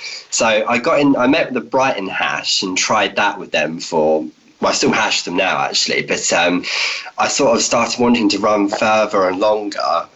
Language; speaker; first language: English; native; English